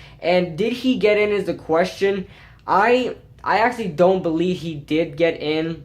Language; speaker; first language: English; native; English